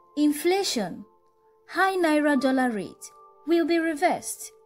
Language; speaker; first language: English; non-native, local second language; Igbo